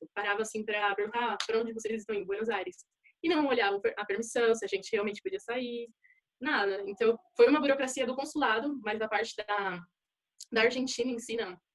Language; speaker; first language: Portuguese; native; Portuguese